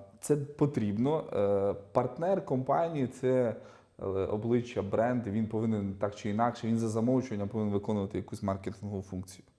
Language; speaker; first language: Ukrainian; native; Ukrainian